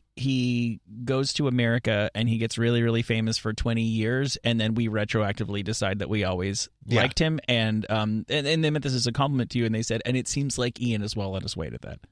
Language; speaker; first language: English; native; English